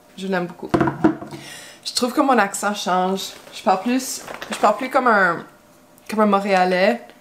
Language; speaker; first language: French; non-native, local second language; English